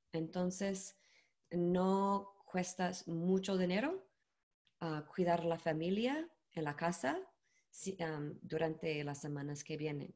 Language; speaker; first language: Spanish; non-native, learner; English